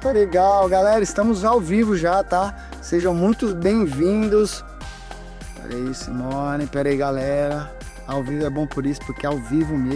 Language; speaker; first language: Portuguese; native; Portuguese